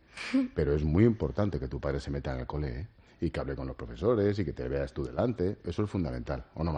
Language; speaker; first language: Spanish; native; Spanish